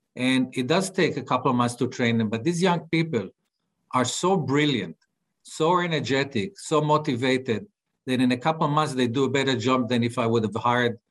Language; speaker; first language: English; non-native, fluent; Hebrew